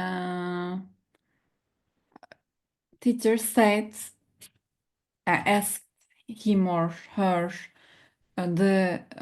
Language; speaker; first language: English; non-native, learner; Turkish